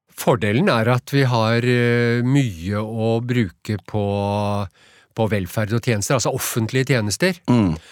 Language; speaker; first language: Norwegian; native; Norwegian